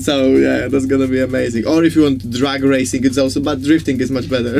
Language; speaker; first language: English; non-native, fluent; Polish